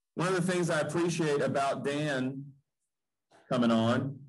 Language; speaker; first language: English; native; English